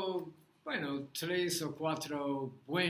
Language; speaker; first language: Portuguese; non-native, learner; English